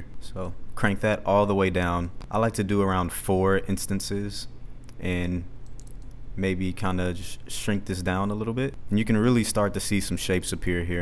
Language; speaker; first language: English; native; English